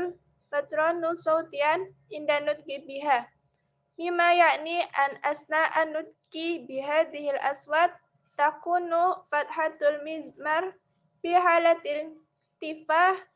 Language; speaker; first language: Arabic; non-native, learner; Indonesian